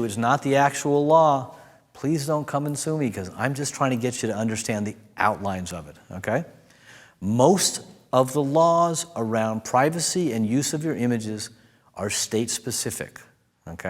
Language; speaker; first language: English; native; English